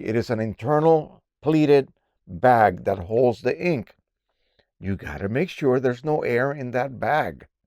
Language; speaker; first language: English; native; English